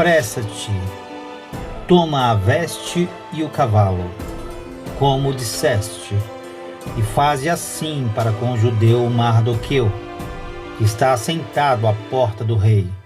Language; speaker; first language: Portuguese; native; Portuguese